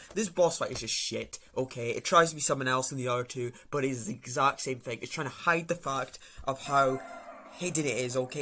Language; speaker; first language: English; native; English